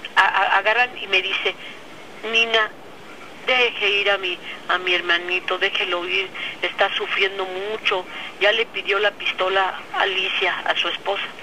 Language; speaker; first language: Spanish; native; Spanish